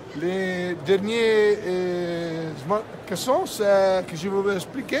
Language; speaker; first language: French; non-native, fluent; Italian